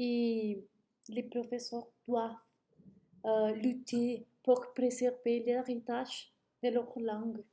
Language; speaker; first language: French; non-native, learner; Spanish